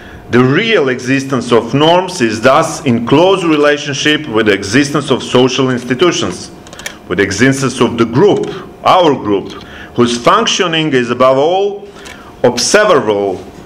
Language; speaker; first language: English; non-native, fluent; Serbian